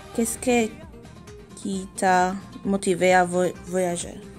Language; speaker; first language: French; non-native, learner; English